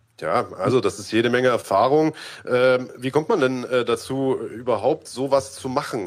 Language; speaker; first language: German; native; German